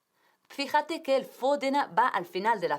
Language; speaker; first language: Spanish; non-native, fluent; English